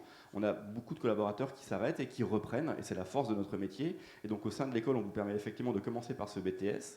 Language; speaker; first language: French; native; French